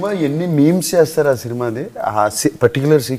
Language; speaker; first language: Telugu; native; Telugu